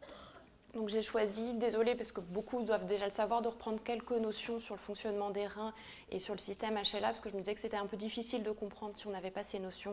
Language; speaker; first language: French; native; French